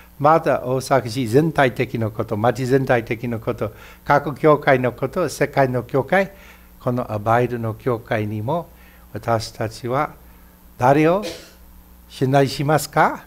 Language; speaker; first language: Japanese; non-native, fluent; English